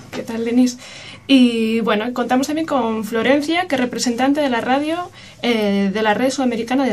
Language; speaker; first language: Spanish; native; Spanish